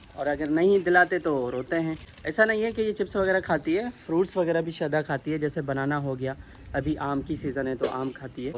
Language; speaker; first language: Urdu; non-native, local second language; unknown